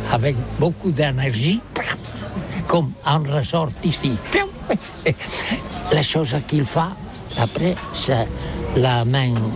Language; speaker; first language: French; non-native, learner; Catalan